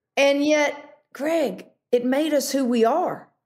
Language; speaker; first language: English; native; English